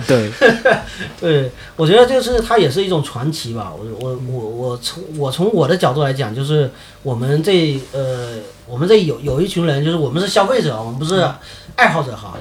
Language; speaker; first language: Chinese; native; Chinese